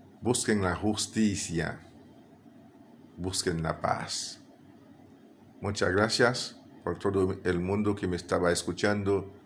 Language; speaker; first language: Spanish; non-native, fluent; Haitian Creole